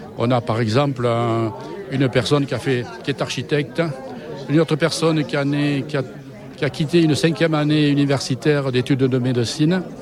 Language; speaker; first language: French; native; French